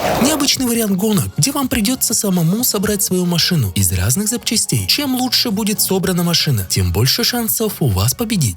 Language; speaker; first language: Russian; native; Russian